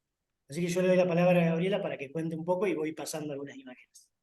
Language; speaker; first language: Spanish; native; Spanish